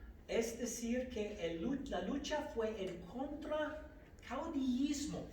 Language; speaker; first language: Spanish; non-native, fluent; English